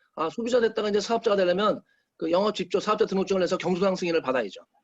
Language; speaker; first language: Korean; native; Korean